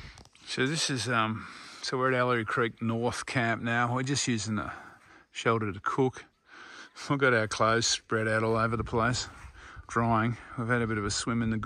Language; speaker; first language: English; native; English